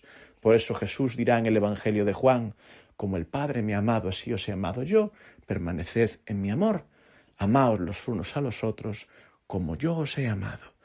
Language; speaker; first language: Spanish; native; Spanish